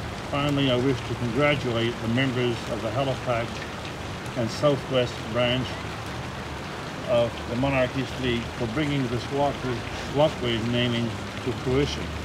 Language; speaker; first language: English; native; English